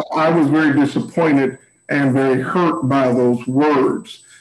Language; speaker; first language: English; native; English